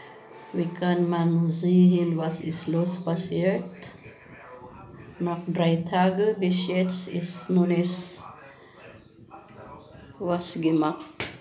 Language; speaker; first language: German; non-native, learner; Filipino